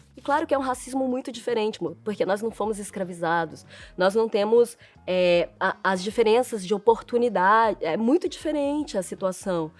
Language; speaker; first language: Portuguese; early bilingual, other home language; Chinese